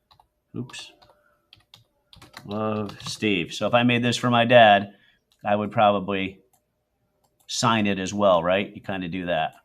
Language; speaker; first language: English; native; English